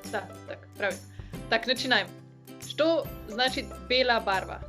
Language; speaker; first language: Russian; non-native, learner; Slovenian